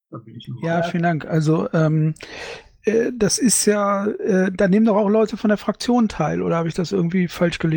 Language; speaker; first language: German; native; German